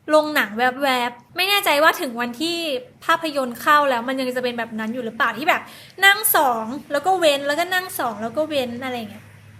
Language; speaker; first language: Thai; native; Thai